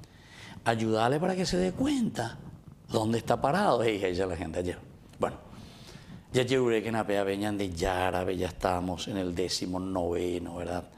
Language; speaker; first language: Spanish; native; Spanish